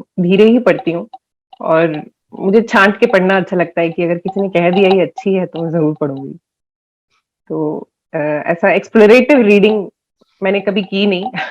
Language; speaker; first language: Hindi; non-native, local second language; Tamil